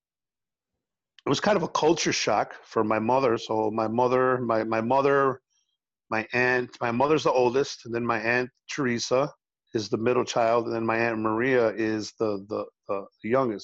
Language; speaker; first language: English; early bilingual, other home language; Spanish